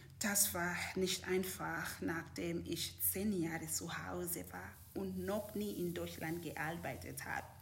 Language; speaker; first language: German; non-native, fluent; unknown